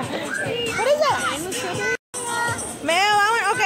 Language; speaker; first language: Spanish; native; Spanish